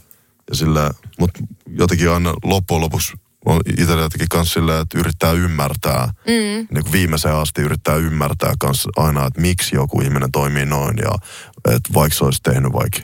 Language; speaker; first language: Finnish; native; Finnish